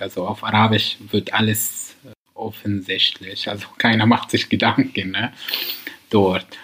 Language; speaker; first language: German; non-native, learner; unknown